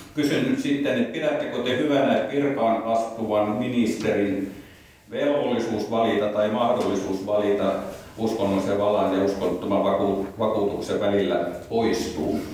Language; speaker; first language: Finnish; native; Finnish